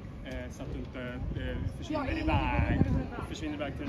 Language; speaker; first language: Swedish; native; Swedish